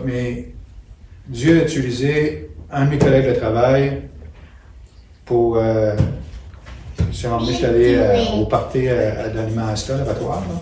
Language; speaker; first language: French; native; French